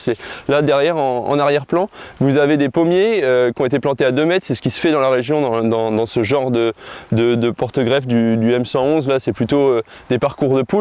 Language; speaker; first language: French; native; French